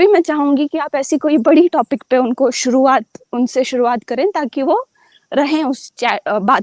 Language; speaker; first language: Hindi; native; Hindi